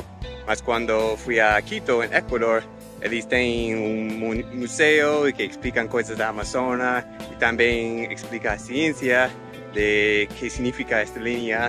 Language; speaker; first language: Portuguese; non-native, fluent; English